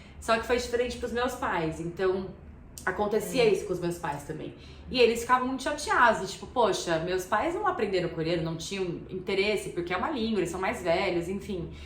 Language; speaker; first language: Portuguese; native; Portuguese